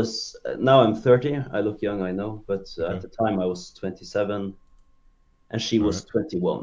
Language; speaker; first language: English; non-native, fluent; Norwegian